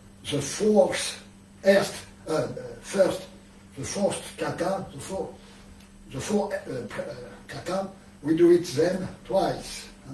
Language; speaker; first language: English; non-native, learner; French